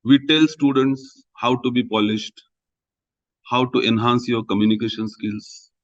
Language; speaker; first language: English; non-native, local second language; Marathi